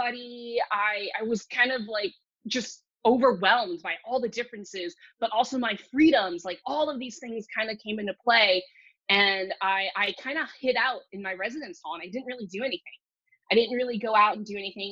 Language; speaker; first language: English; early bilingual, other home language; Cantonese